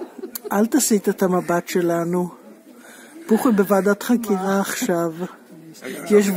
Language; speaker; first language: Hebrew; native; Hebrew